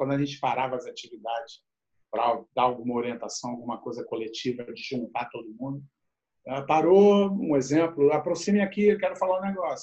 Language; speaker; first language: Portuguese; native; Portuguese